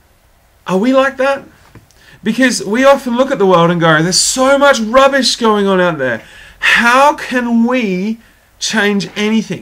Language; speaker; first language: English; native; English